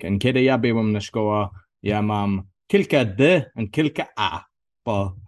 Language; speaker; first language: Polish; non-native, learner; English